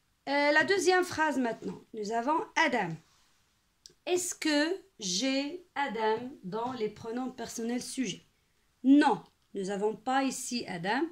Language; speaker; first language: French; non-native, local second language; Arabic